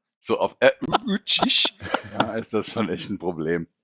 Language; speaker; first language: German; native; German